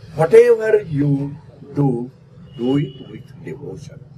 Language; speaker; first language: English; non-native, local second language; Marathi